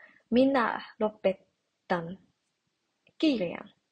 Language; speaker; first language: Finnish; non-native, learner; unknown